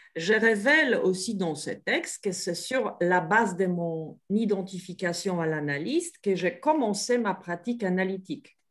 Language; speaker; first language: French; non-native, fluent; Polish